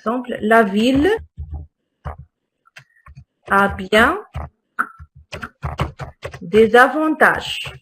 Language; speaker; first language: French; non-native, local second language; Arabic